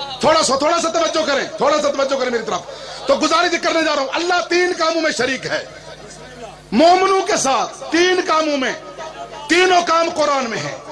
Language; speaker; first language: Urdu; non-native, local second language; Punjabi